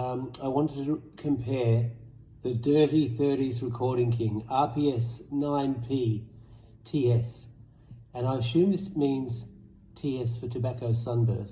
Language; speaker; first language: English; native; English